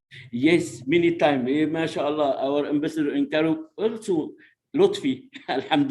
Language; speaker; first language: English; non-native, learner; Arabic